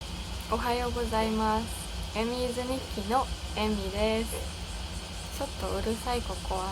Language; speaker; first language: Japanese; non-native, learner; German